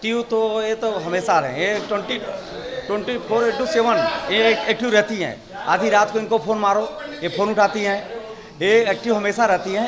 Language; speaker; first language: Hindi; native; Hindi